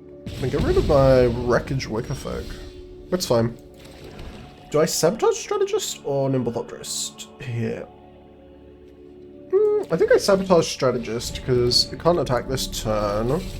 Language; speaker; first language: English; native; English